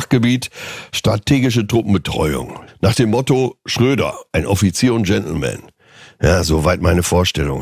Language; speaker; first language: German; native; German